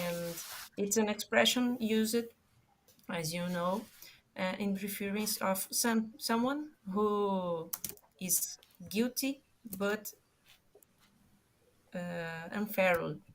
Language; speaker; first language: English; non-native, fluent; Portuguese